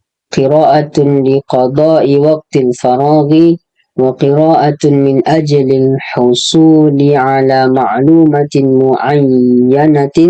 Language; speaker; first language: Arabic; non-native, learner; Indonesian